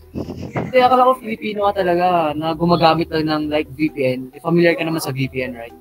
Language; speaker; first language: Filipino; native; Filipino